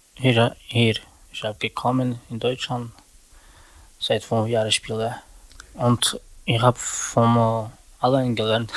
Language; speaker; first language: German; non-native, learner; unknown